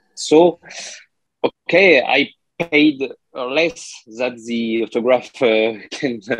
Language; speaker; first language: English; non-native, learner; French